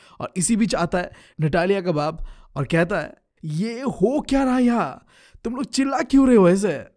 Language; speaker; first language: Hindi; non-native, local second language; Bangla